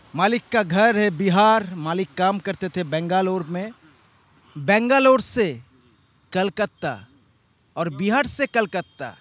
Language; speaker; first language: Hindi; non-native, local second language; Bangla